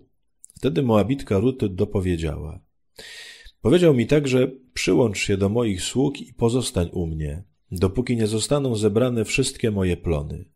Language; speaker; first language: Polish; native; Polish